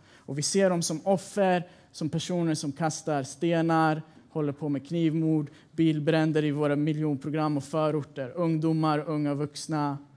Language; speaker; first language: Swedish; early bilingual, other home language; Persian